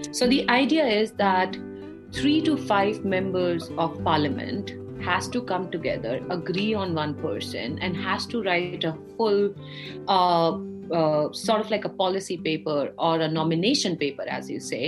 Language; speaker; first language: English; non-native, local second language; Hindi